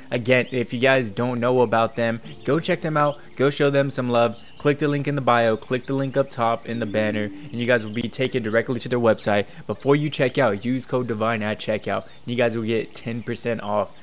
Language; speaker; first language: English; native; English